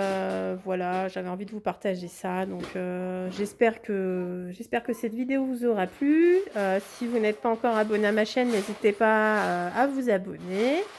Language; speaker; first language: French; native; French